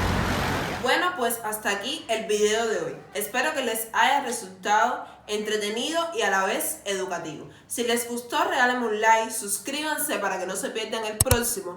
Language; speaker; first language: Spanish; native; Spanish